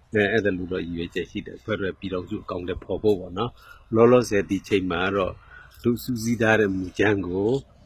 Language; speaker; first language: Burmese; non-native, local second language; Mon